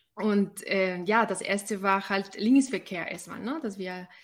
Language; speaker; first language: German; non-native, fluent; Spanish